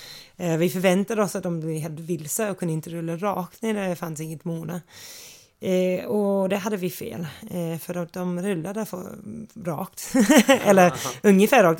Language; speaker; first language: Swedish; non-native, fluent; English